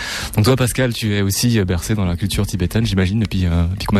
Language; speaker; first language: French; native; French